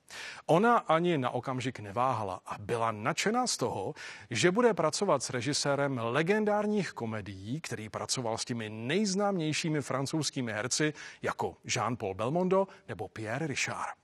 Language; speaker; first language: Czech; native; Czech